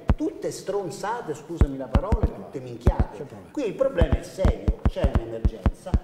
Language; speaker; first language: Italian; native; Italian